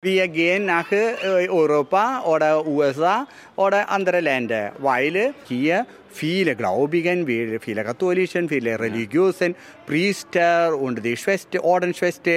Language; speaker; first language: German; non-native, learner; Malayalam